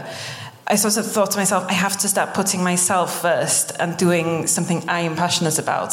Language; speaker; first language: English; non-native, local second language; Welsh